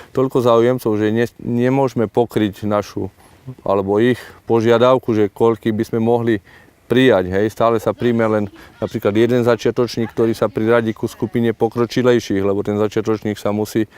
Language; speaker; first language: Slovak; native; Slovak